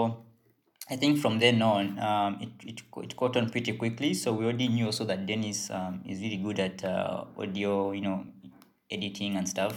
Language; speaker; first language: English; non-native, local second language; Ganda